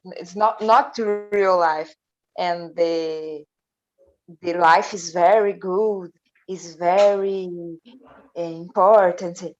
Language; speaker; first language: English; non-native, learner; Portuguese